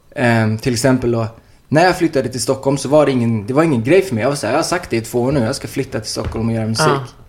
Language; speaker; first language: Swedish; native; Swedish